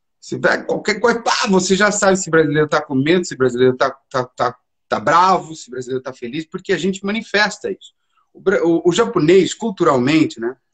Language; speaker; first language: Portuguese; early bilingual, heritage; Portuguese